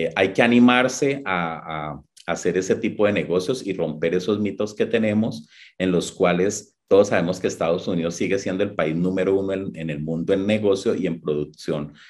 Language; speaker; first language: Spanish; native; Spanish